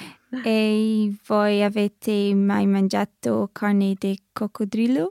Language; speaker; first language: Italian; non-native, learner; English